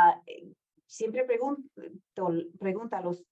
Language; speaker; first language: Spanish; non-native, fluent; English